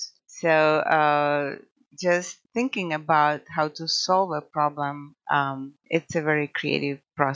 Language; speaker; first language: English; non-native, fluent; Croatian